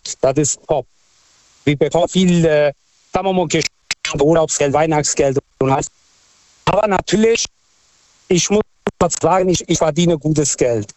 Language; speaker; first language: German; non-native, fluent; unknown